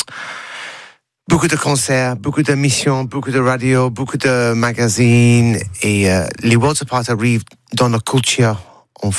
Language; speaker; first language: French; non-native, learner; English